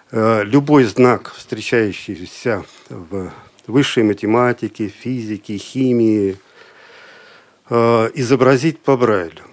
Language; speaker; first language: Russian; native; Russian